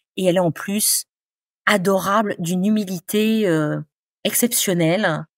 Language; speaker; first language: French; native; French